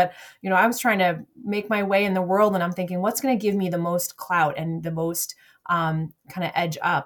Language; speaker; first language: English; native; English